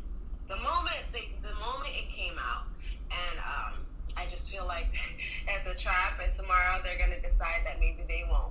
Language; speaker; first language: English; native; English